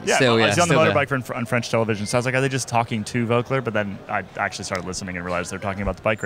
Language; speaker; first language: English; native; English